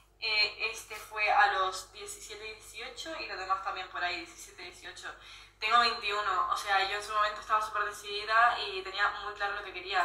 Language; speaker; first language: Spanish; native; Spanish